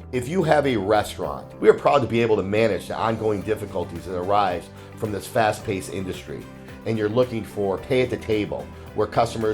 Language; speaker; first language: English; native; English